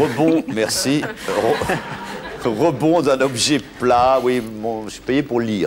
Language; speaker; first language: French; native; French